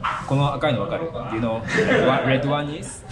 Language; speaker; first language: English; non-native, fluent; Japanese